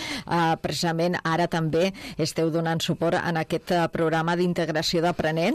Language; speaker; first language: Catalan; native; Catalan